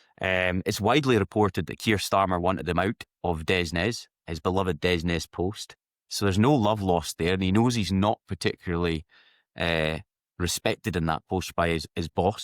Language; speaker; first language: English; native; English